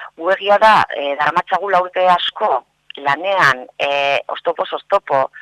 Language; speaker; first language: Basque; non-native, local second language; Spanish